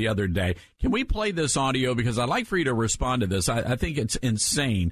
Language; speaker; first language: English; native; English